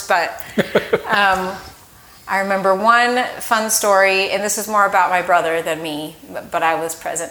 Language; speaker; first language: English; native; English